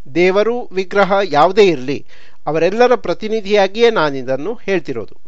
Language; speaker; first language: Kannada; native; Kannada